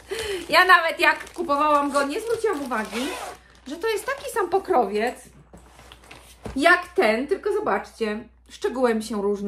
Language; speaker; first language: Polish; native; Polish